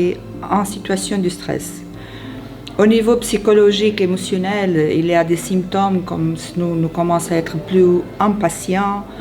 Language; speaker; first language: French; non-native, fluent; Portuguese